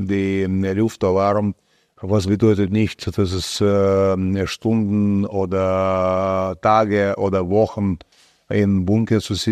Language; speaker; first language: German; non-native, fluent; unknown